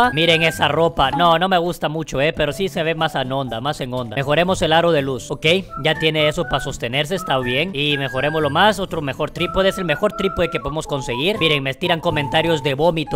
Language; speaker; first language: Spanish; native; Spanish